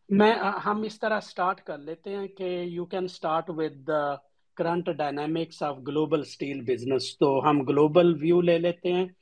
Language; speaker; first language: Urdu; native; Urdu